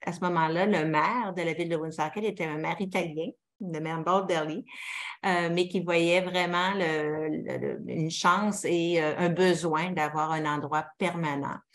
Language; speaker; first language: French; native; French